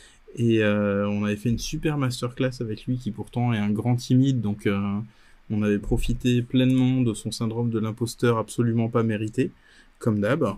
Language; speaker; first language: French; native; French